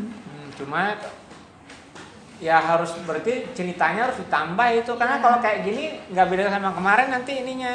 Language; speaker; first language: Indonesian; native; Indonesian